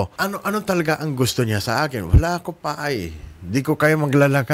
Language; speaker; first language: Filipino; non-native, learner; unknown